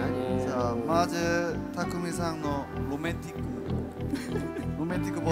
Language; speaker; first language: Japanese; non-native, learner; Korean